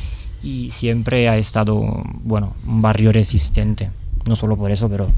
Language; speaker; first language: Spanish; non-native, fluent; Italian